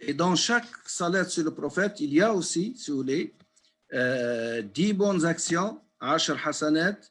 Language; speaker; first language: French; non-native, local second language; Arabic